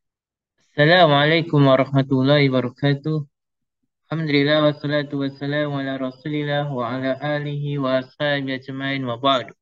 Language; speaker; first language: Arabic; non-native, fluent; Indonesian